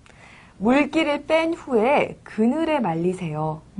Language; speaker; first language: Korean; native; Korean